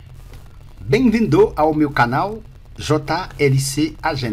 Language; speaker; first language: Portuguese; non-native, learner; Haitian Creole